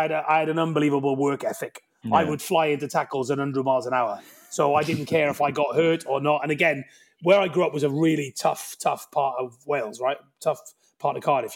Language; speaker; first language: English; native; English